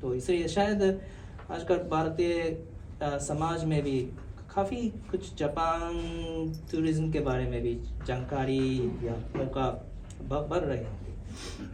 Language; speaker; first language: Hindi; non-native, fluent; Japanese